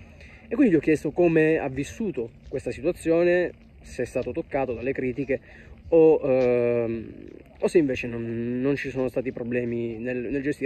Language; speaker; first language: Italian; native; Italian